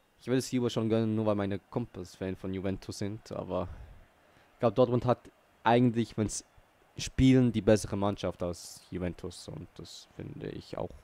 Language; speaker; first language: German; early bilingual, other home language; Portuguese